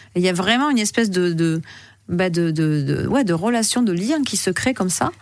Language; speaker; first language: French; native; French